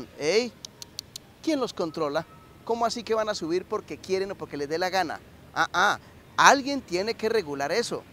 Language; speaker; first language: Spanish; native; Spanish